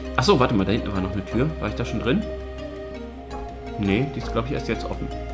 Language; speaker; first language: German; native; German